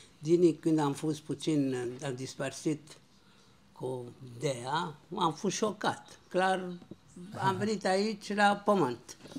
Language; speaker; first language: Romanian; non-native, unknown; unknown